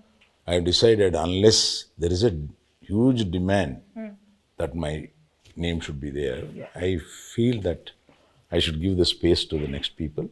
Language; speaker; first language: Telugu; native; Telugu